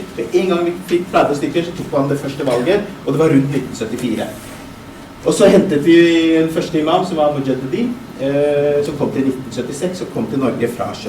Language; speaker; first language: Norwegian; early bilingual, other home language; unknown